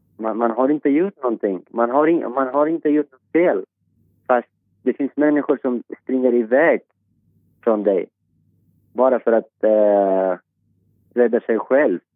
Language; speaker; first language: Swedish; non-native, fluent; Persian